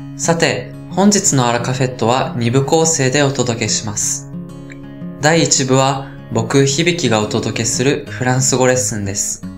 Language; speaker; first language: Japanese; native; Japanese